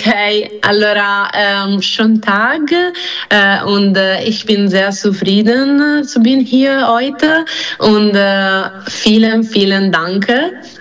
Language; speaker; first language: German; non-native, learner; Italian